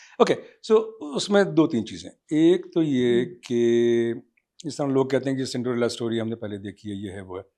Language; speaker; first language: Urdu; native; Urdu